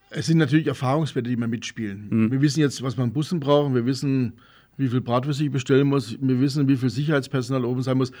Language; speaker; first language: German; native; German